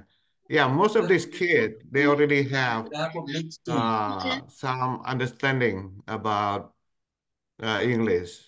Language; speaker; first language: English; non-native, local second language; Indonesian